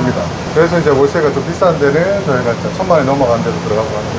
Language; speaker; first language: Korean; native; Korean